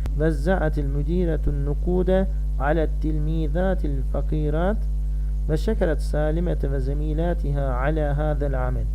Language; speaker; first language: Arabic; non-native, fluent; Turkish